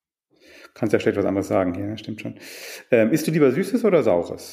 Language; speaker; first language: German; native; German